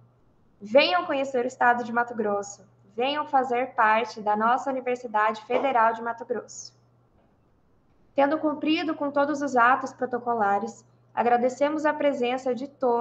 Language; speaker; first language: Portuguese; native; Portuguese